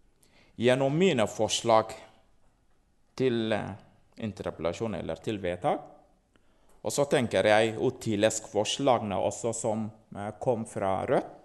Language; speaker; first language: Norwegian; non-native, fluent; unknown